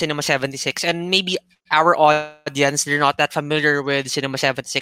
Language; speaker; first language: English; non-native, local second language; Filipino